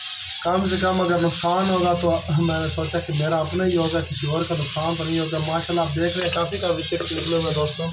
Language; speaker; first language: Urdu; non-native, local second language; Punjabi